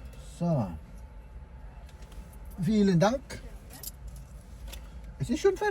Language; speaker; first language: German; non-native, learner; Filipino